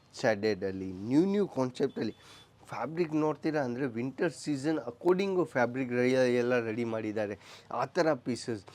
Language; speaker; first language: Kannada; non-native, local second language; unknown